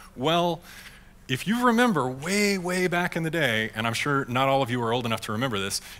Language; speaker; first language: English; native; English